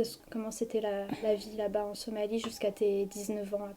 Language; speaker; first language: French; native; French